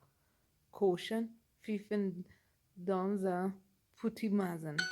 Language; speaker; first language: French; non-native, learner; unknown